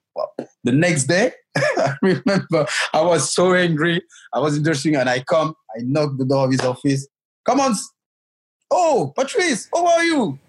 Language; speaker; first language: English; non-native, fluent; French